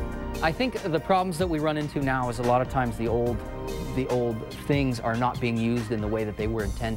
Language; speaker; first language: English; native; English